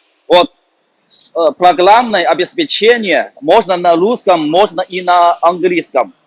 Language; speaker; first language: Russian; non-native, learner; Chinese